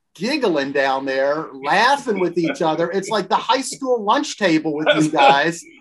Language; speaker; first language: English; native; English